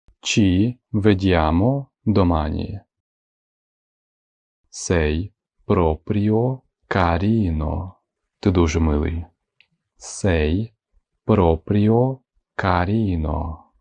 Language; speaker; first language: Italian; non-native, fluent; Ukrainian